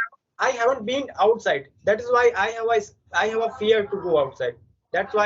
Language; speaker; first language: English; non-native, local second language; Hindi